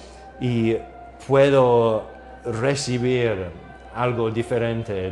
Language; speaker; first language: Spanish; non-native, learner; English